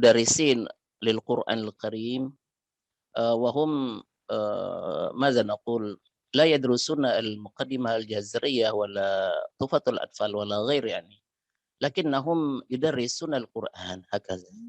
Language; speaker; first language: Arabic; non-native, fluent; Indonesian